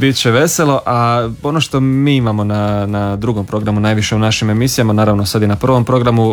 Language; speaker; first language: Serbian; native; Serbian